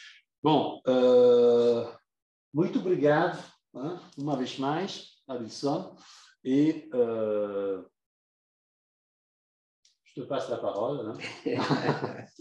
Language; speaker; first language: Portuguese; non-native, fluent; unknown